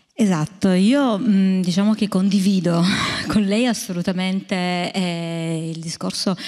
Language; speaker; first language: Italian; native; Italian